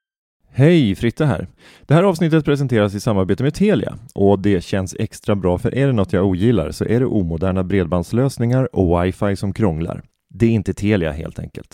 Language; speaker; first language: Swedish; native; Swedish